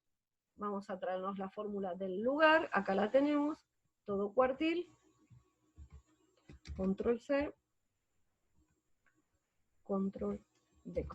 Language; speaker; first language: Spanish; native; Spanish